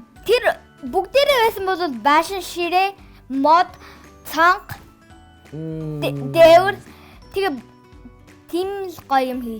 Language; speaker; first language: Mongolian; early bilingual, heritage; Mongolian